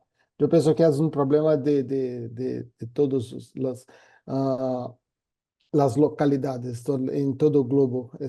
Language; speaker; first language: Spanish; non-native, fluent; Portuguese